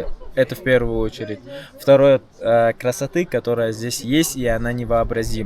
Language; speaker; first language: Russian; non-native, local second language; Tajik